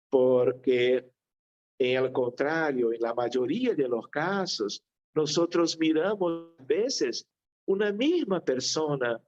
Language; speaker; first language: Spanish; non-native, fluent; Portuguese